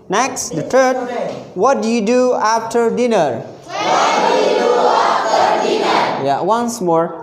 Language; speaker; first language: English; non-native, fluent; Indonesian